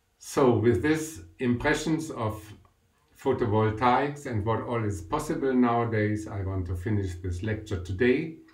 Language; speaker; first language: English; non-native, fluent; German